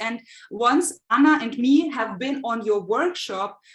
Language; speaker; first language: English; non-native, fluent; German